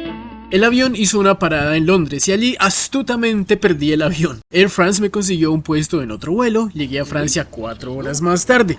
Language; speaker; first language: Spanish; native; Spanish